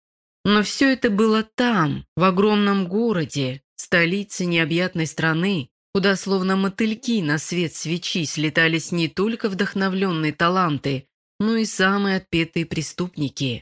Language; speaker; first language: Russian; native; Russian